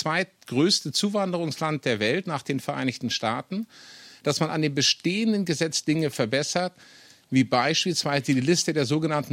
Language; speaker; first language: German; native; German